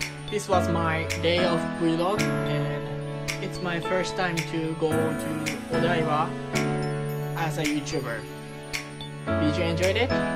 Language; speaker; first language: English; non-native, learner; Japanese